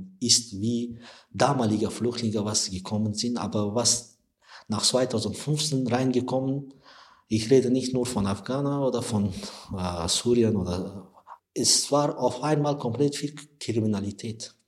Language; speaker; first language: German; non-native, learner; Persian